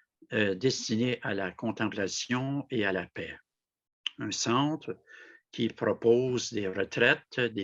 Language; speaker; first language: French; native; French